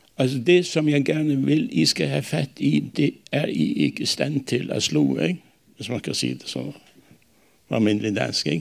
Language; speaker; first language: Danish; non-native, local second language; Faroese